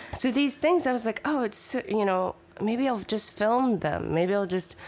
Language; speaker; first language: English; early bilingual, other home language; Chinese